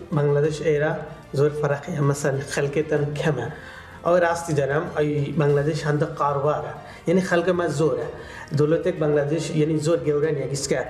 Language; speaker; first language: Central Kurdish; non-native, learner; Bangla